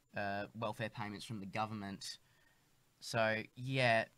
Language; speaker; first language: English; native; English